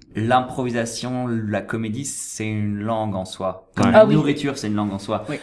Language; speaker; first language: French; native; French